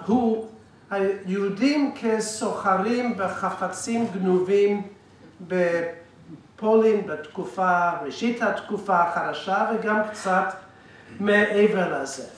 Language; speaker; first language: Hebrew; non-native, fluent; English